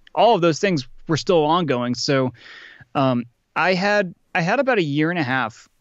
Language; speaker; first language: English; native; English